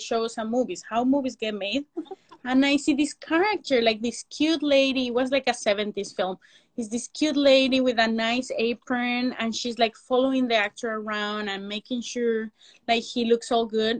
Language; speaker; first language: English; non-native, fluent; Spanish